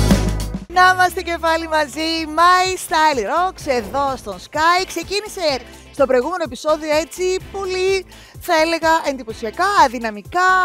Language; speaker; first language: Greek; native; Greek